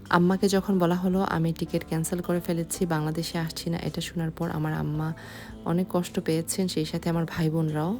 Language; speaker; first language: Bangla; native; Bangla